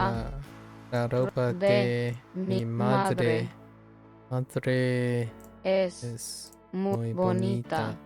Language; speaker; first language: Spanish; non-native, learner; English